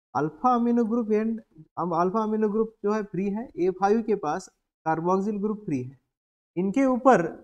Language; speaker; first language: Hindi; native; Hindi